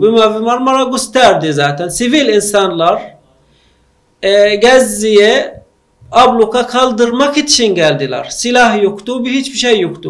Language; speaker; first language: Turkish; non-native, fluent; Arabic